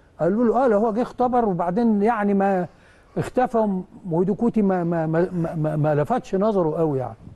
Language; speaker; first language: Arabic; native; Arabic